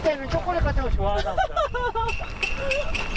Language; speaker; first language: Korean; native; Korean